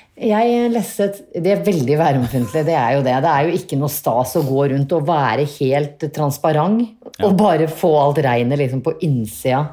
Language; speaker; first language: Norwegian; native; Norwegian